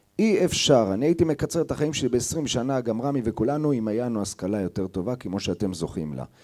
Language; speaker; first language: Hebrew; native; Hebrew